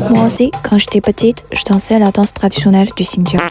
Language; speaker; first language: French; non-native, fluent; Chinese